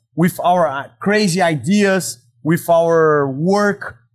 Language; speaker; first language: English; non-native, fluent; Portuguese